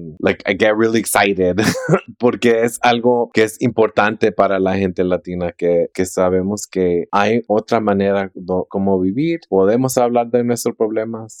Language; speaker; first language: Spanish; early bilingual, heritage; Spanish